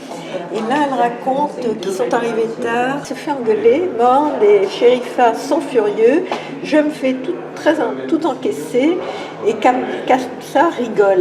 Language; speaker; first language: French; native; French